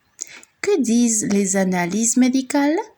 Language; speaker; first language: French; non-native, fluent; Spanish